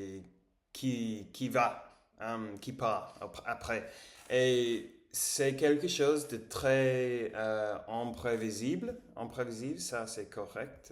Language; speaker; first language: French; non-native, learner; English